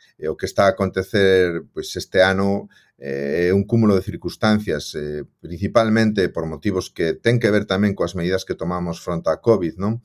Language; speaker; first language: Galician; native; Galician